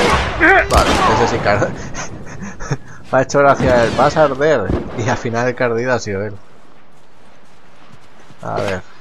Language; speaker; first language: Spanish; native; Spanish